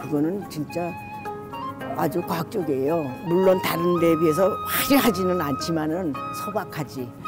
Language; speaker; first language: Korean; native; Korean